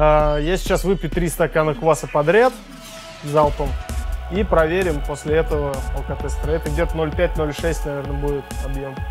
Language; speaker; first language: Russian; native; Russian